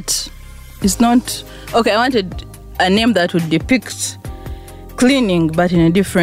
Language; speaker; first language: English; non-native, local second language; Ganda